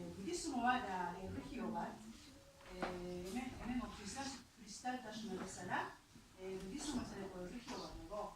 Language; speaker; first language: Basque; non-native, fluent; Japanese